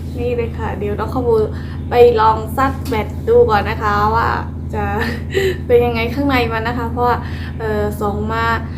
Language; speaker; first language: Thai; non-native, local second language; Khün